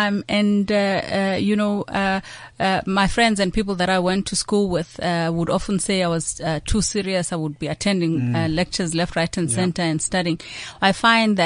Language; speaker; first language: English; non-native, local second language; Xhosa